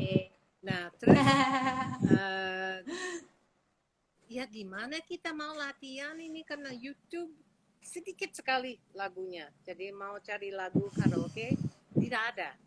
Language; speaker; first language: Indonesian; non-native, fluent; English